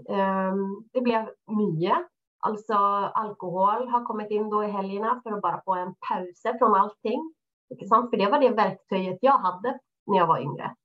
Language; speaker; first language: Swedish; native; Swedish